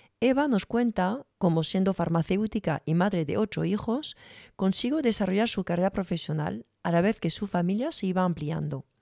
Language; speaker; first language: Spanish; non-native, fluent; French